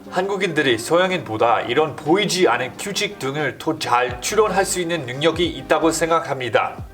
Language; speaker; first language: Korean; non-native, fluent; English